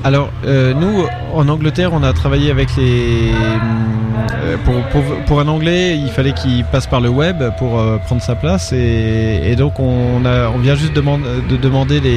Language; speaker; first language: French; native; French